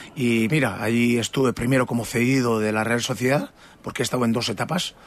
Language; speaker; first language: Spanish; native; Spanish